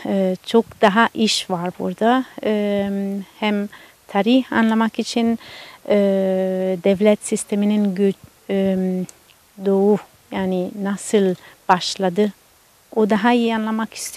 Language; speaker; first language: Turkish; non-native, learner; Italian